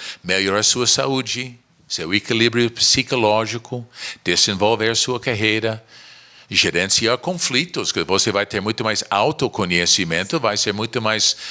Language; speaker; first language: Portuguese; non-native, learner; English